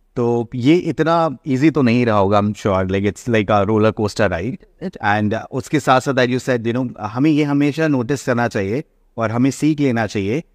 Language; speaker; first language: Hindi; native; Hindi